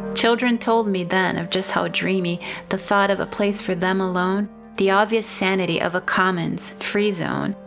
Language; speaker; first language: English; non-native, fluent; Portuguese